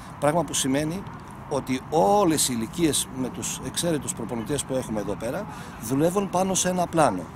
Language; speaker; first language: Greek; native; Greek